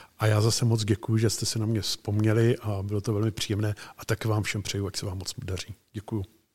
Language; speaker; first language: Czech; native; Czech